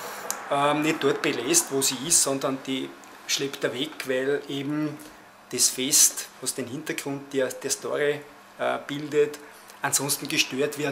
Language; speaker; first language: German; native; German